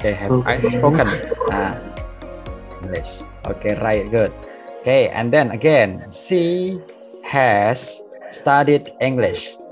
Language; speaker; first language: English; non-native, fluent; Indonesian